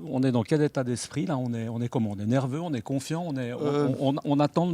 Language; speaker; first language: French; native; French